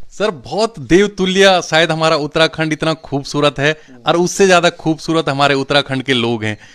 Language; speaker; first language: Hindi; non-native, local second language; Garhwali